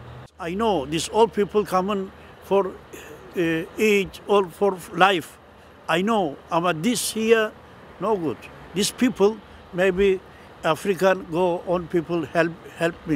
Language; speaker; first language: English; non-native, learner; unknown